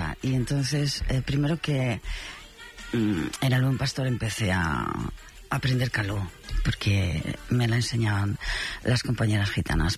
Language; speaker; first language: Spanish; native; Spanish